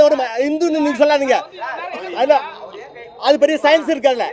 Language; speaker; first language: Tamil; native; Tamil